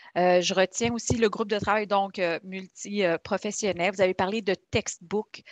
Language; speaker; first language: French; native; French